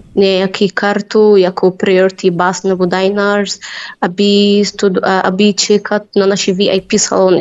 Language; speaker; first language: Czech; non-native, learner; Arabic